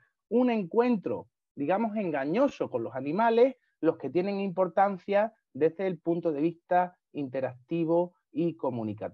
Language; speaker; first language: Spanish; native; Spanish